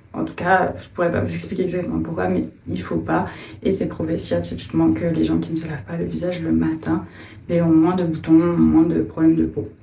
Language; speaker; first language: French; native; French